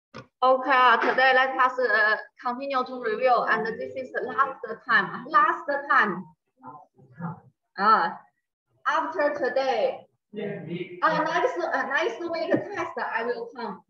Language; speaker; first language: English; non-native, learner; Chinese